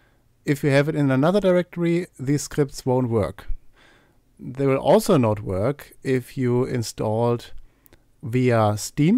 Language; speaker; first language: English; non-native, fluent; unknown